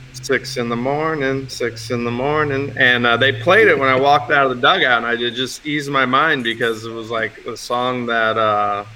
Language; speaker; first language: English; native; English